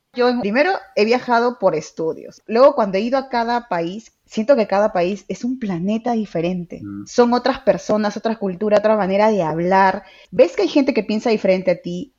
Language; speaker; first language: Spanish; native; Spanish